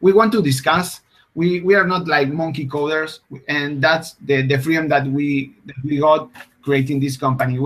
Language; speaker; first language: English; non-native, fluent; Spanish